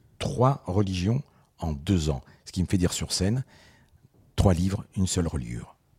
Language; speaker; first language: French; early bilingual, other home language; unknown